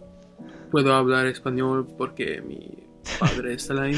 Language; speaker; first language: Spanish; non-native, learner; German